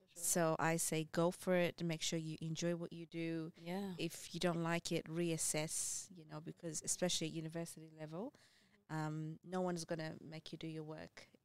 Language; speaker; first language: English; early bilingual, other home language; Amharic